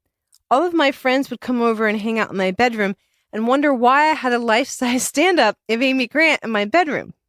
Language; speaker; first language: English; native; English